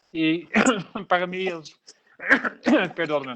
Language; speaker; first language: Spanish; non-native, learner; Dutch